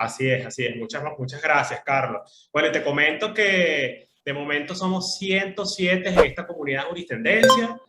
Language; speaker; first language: Spanish; native; Spanish